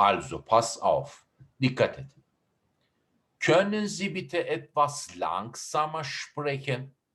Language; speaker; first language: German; non-native, fluent; Turkish